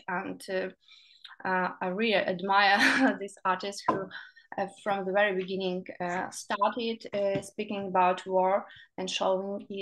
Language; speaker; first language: English; non-native, learner; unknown